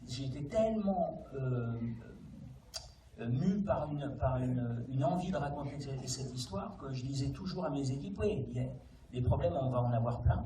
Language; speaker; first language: French; native; French